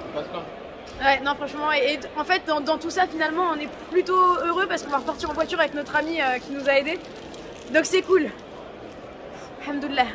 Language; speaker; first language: French; native; French